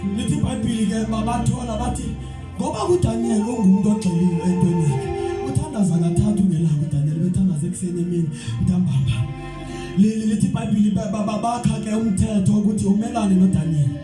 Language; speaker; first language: Zulu; non-native, local second language; Xhosa